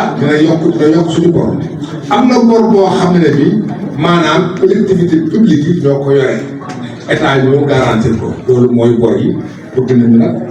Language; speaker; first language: Wolof; non-native, local second language; Fula